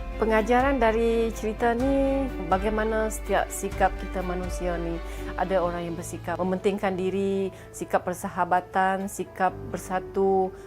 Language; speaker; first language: Malay; non-native, local second language; Iban